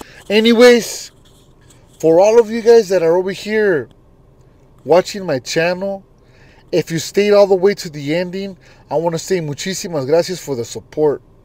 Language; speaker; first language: English; early bilingual, other home language; Spanish